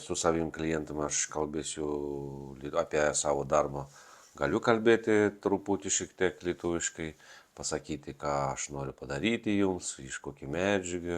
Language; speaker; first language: Lithuanian; non-native, learner; Russian